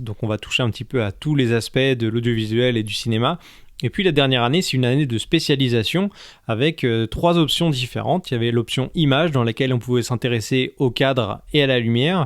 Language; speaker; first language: French; native; French